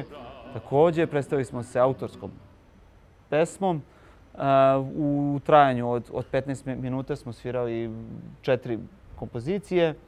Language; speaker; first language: Serbian; native; Serbian